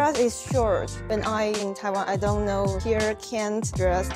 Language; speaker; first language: English; non-native, learner; Chinese